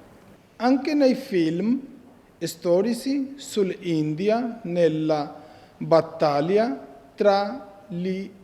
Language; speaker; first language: Italian; non-native, fluent; Bangla